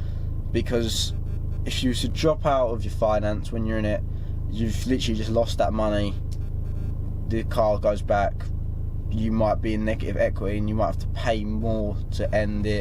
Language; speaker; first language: English; native; English